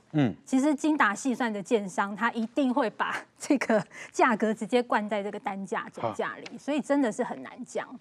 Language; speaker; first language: Chinese; native; Chinese